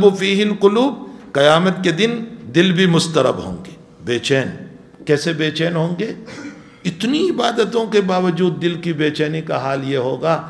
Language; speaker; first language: Urdu; non-native, local second language; Gujarati